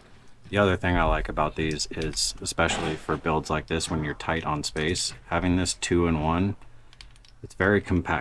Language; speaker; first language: English; native; English